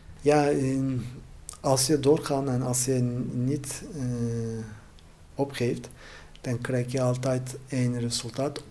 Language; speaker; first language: Dutch; non-native, learner; Turkish